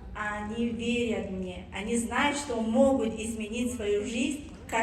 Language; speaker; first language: Russian; non-native, fluent; Tajik